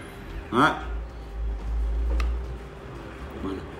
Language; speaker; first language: Spanish; native; Spanish